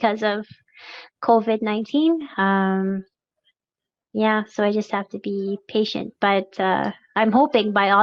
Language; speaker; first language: English; non-native, local second language; French